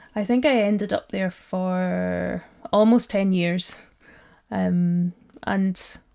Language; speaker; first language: English; native; English